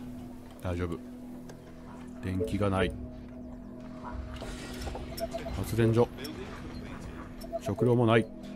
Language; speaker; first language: Japanese; native; Japanese